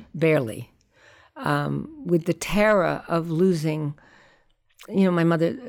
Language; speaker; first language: English; native; English